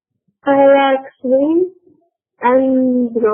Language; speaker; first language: English; non-native, learner; Russian